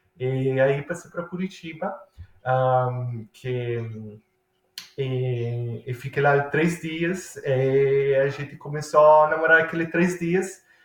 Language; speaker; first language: Portuguese; non-native, fluent; Italian